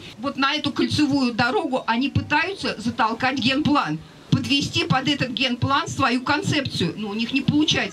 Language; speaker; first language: Russian; native; Russian